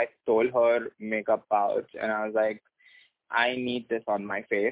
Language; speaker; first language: English; non-native, local second language; Hindi